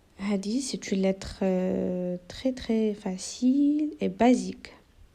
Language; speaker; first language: French; non-native, local second language; Arabic